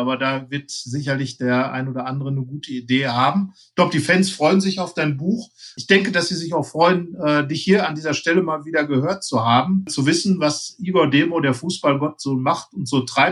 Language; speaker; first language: German; native; German